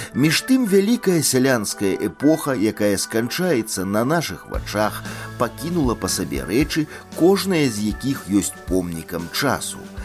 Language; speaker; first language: Belarusian; native; Belarusian